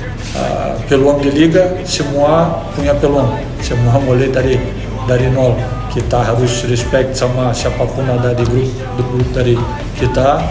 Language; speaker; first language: Indonesian; non-native, fluent; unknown